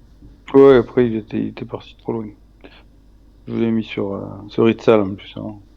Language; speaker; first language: French; native; French